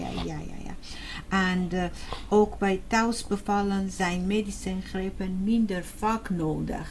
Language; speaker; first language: Dutch; non-native, fluent; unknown